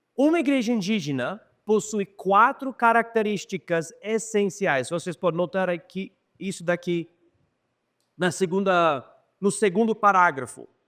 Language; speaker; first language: Portuguese; non-native, fluent; English